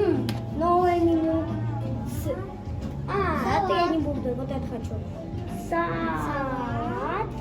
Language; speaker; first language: Russian; early bilingual, heritage; Russian